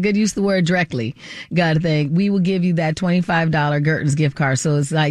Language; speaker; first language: English; native; English